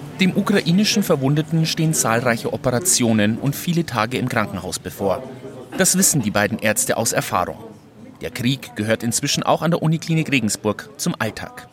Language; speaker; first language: German; native; German